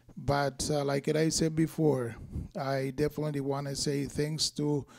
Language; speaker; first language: English; non-native, fluent; Spanish